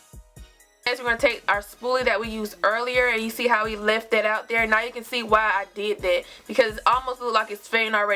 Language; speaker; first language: English; native; English